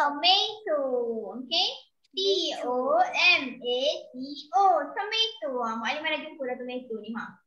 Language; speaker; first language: Malay; native; Malay